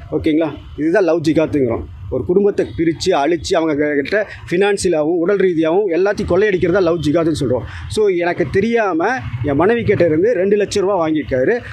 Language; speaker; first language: Tamil; native; Tamil